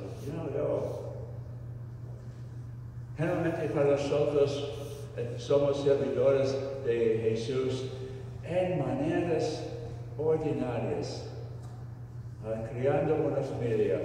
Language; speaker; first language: Spanish; non-native, fluent; English